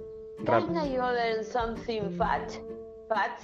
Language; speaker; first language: English; non-native, learner; Spanish